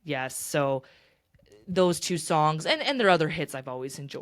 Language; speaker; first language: English; native; English